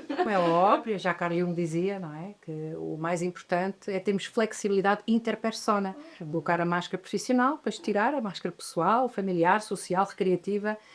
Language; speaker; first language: Portuguese; native; Portuguese